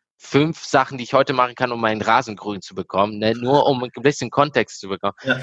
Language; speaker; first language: German; early bilingual, heritage; German